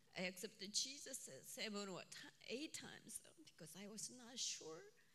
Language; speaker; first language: English; non-native, fluent; Korean